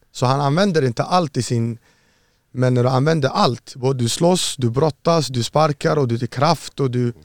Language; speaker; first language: Swedish; early bilingual, other home language; Arabic